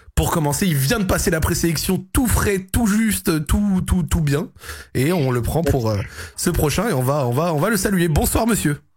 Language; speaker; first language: French; native; French